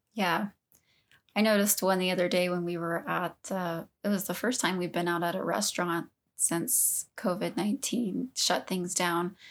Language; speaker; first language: English; native; English